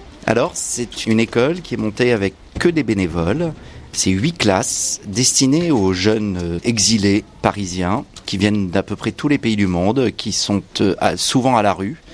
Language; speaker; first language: French; native; French